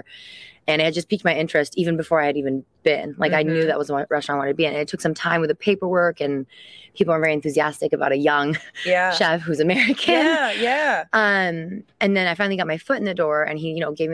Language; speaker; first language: English; early bilingual, other home language; French